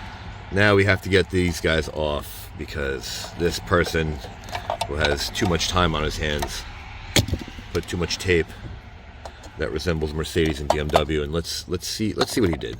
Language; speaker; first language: English; native; English